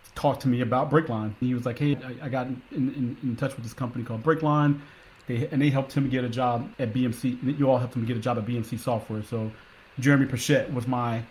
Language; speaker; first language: English; native; English